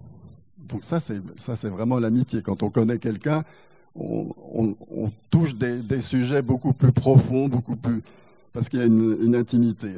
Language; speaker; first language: French; native; French